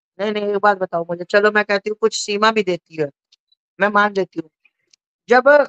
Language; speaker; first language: Hindi; native; Hindi